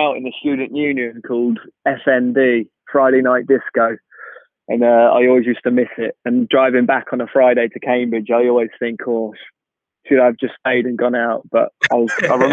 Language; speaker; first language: English; native; English